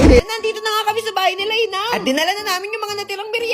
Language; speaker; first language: Filipino; native; Filipino